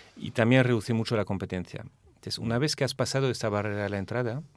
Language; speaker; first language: Spanish; non-native, fluent; French